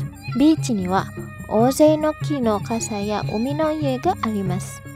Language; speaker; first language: Japanese; non-native, fluent; Indonesian